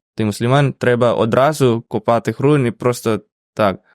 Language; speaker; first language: Ukrainian; non-native, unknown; Indonesian